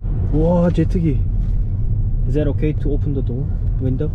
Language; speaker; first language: English; non-native, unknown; Korean